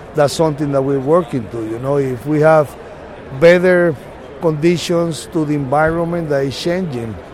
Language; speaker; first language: English; non-native, fluent; Spanish